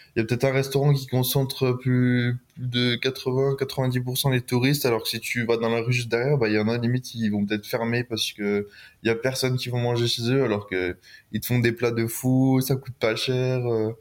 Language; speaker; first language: French; native; French